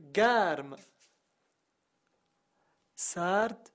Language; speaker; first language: Persian; non-native, learner; Arabic